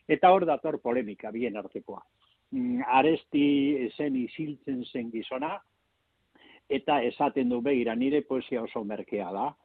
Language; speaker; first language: Basque; native; Basque